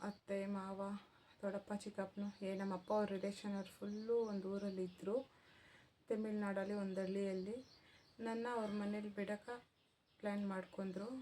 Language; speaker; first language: Kannada; non-native, local second language; Telugu